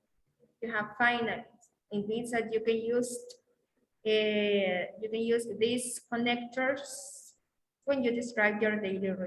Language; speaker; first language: English; non-native, learner; Spanish